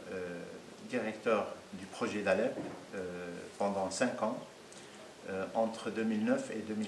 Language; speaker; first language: French; non-native, fluent; Arabic